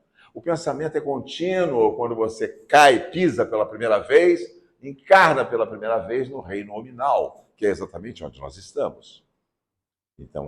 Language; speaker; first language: Portuguese; native; Portuguese